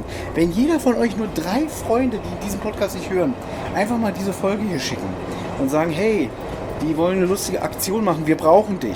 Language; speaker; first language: German; native; German